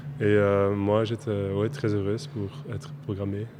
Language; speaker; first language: French; non-native, local second language; Dutch